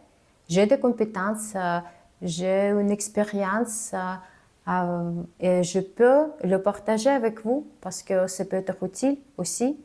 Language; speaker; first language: French; non-native, fluent; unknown